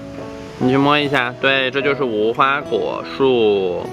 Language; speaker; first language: Chinese; native; Chinese